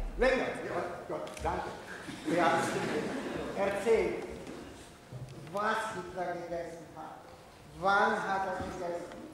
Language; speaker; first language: German; non-native, fluent; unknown